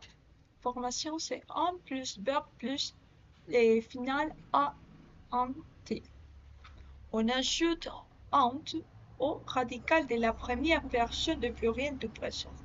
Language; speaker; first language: French; non-native, learner; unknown